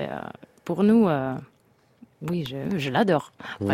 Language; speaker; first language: French; non-native, fluent; Spanish